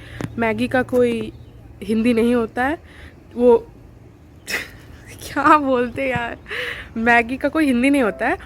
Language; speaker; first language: Hindi; non-native, local second language; Bangla